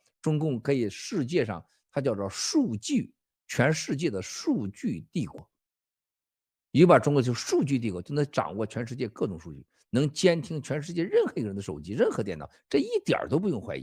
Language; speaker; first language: Chinese; native; Chinese